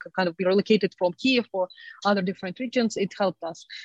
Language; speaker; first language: English; non-native, fluent; Ukrainian